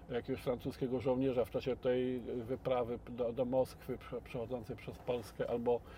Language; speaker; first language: Polish; native; Polish